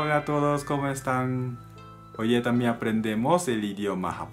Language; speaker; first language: Spanish; non-native, learner; Japanese